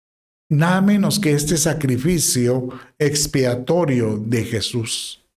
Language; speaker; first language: Spanish; native; Spanish